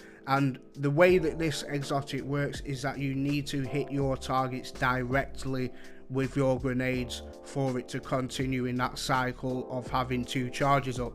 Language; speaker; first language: English; native; English